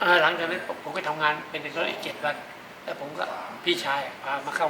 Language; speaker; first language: Thai; native; Thai